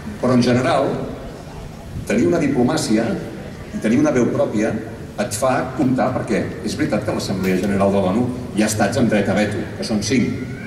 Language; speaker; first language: Catalan; native; Catalan